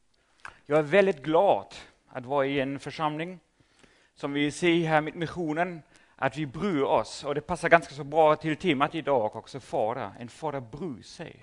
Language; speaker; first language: Swedish; non-native, fluent; German